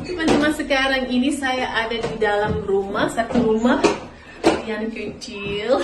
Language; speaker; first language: Indonesian; non-native, local second language; Tetum